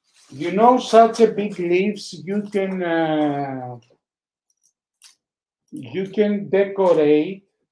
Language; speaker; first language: English; non-native, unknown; Greek